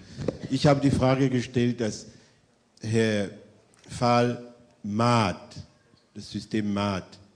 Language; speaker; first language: German; non-native, fluent; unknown